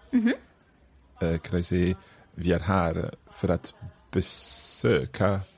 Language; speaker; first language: Swedish; non-native, learner; English